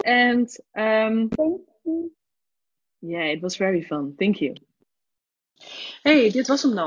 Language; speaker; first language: English; non-native, fluent; Dutch